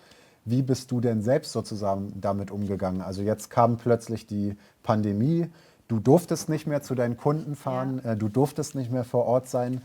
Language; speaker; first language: German; native; German